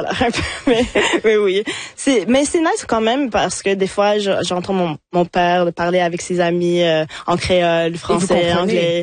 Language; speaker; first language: French; non-native, local second language; English